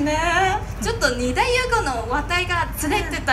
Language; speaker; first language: Japanese; non-native, fluent; Chinese